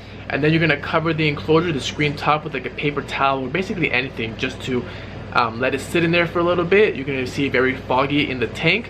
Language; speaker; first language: English; native; English